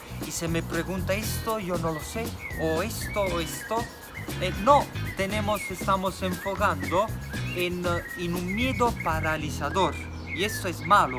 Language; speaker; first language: Spanish; non-native, fluent; Italian